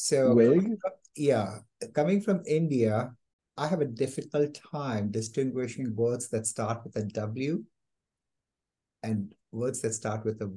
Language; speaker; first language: English; non-native, local second language; Malayalam